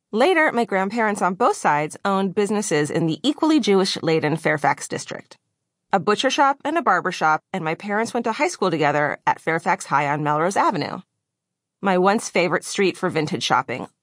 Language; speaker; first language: English; native; English